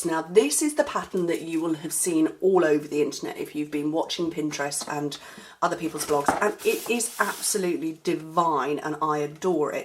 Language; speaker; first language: English; native; English